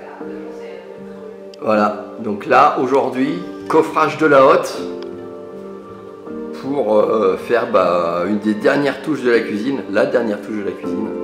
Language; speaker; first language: French; native; French